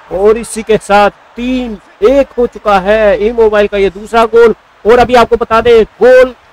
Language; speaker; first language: Hindi; native; Hindi